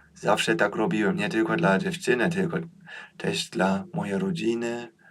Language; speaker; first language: Polish; non-native, fluent; German